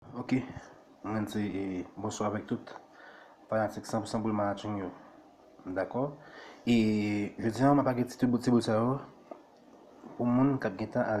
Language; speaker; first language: French; non-native, local second language; Haitian Creole